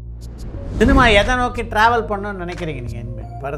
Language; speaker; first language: Tamil; native; Tamil